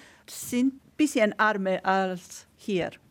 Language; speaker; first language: German; non-native, learner; Romanian